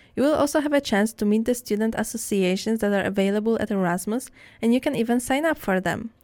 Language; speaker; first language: English; non-native, fluent; Polish